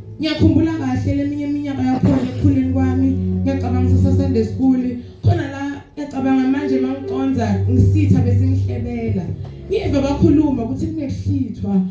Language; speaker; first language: Zulu; non-native, local second language; Swati